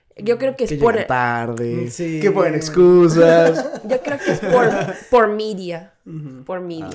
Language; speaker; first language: Spanish; non-native, fluent; Korean